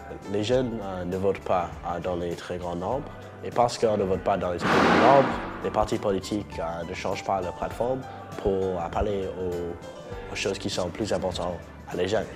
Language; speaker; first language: French; non-native, local second language; English